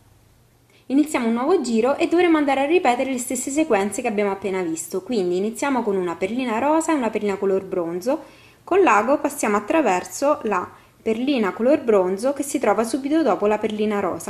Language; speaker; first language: Italian; native; Italian